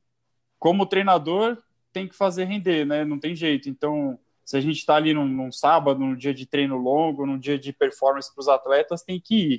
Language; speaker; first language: Portuguese; native; Portuguese